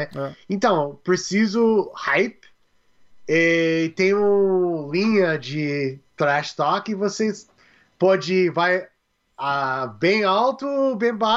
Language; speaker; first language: Portuguese; non-native, learner; English